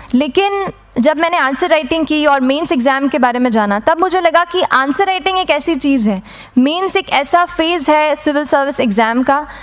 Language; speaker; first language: Hindi; native; Hindi